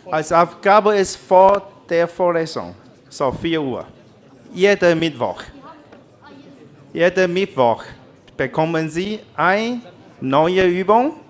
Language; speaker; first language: German; non-native, learner; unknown